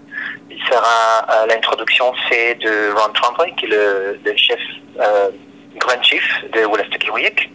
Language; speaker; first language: French; non-native, fluent; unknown